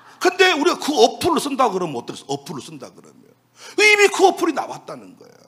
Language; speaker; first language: Korean; native; Korean